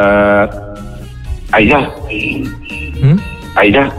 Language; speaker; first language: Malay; non-native, local second language; Sundanese